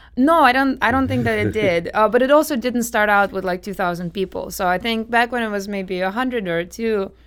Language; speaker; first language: English; non-native, fluent; Russian